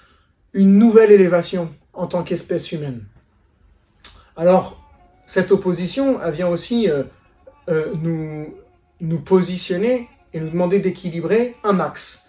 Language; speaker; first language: French; native; French